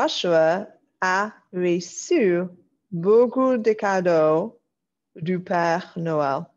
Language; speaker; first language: French; non-native, fluent; English